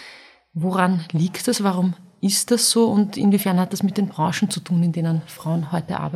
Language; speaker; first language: German; native; German